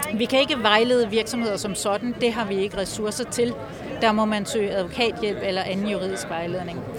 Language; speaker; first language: Danish; native; Danish